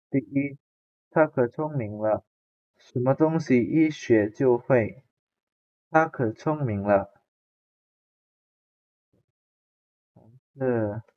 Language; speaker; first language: Chinese; non-native, fluent; Indonesian